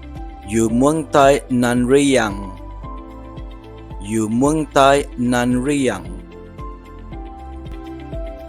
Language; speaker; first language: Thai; non-native, learner; English